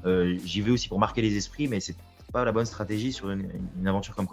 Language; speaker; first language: French; native; French